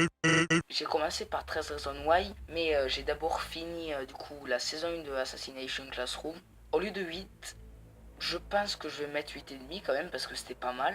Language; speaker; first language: French; native; French